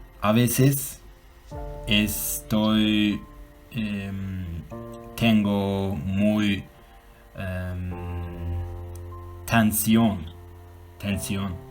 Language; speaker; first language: Spanish; non-native, learner; Turkish